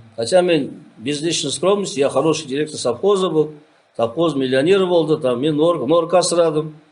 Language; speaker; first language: Russian; non-native, local second language; Kazakh